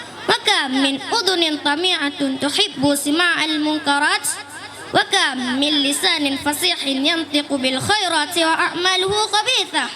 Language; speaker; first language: Arabic; non-native, learner; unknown